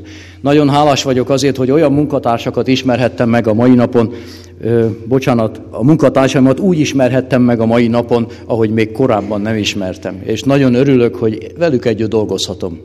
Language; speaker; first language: Hungarian; native; Hungarian